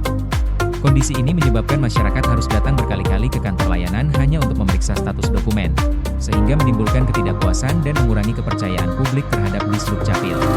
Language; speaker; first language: Indonesian; native; Indonesian